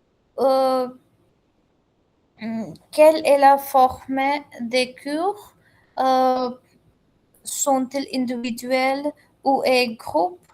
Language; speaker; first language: French; non-native, learner; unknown